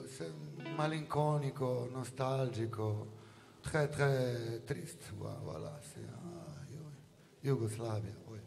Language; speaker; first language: French; non-native, learner; Italian